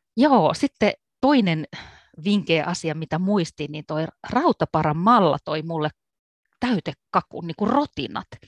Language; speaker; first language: Finnish; native; Finnish